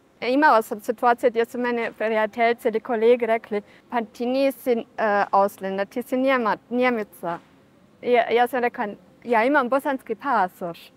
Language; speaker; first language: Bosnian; early bilingual, heritage; Bosnian